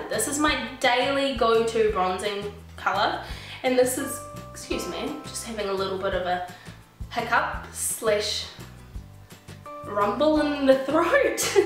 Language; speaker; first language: English; native; English